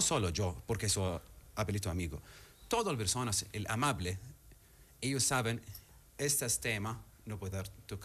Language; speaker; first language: Spanish; non-native, learner; Arabic